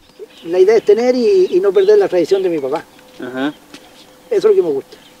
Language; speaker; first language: Spanish; native; Spanish